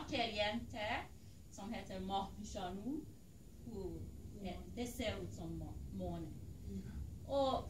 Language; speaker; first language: Norwegian; non-native, learner; Persian